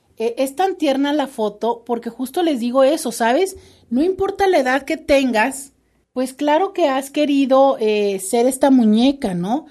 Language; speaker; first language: Spanish; native; Spanish